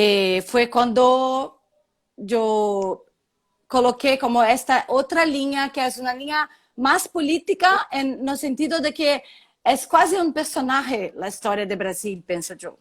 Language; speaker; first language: Spanish; non-native, learner; Portuguese